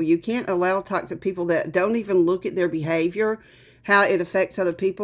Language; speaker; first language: English; native; English